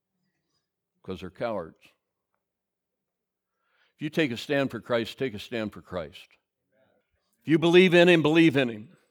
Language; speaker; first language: English; native; English